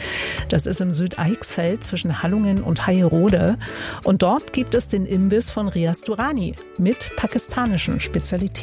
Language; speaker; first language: German; native; German